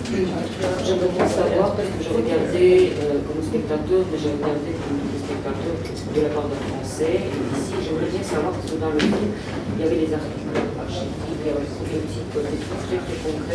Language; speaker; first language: French; non-native, fluent; Armenian